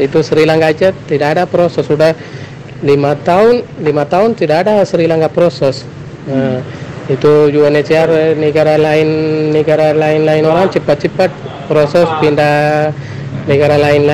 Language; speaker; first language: Indonesian; non-native, learner; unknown